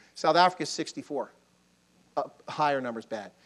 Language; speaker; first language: English; native; English